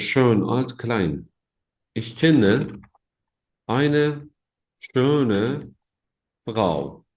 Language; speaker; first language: German; non-native, fluent; Turkish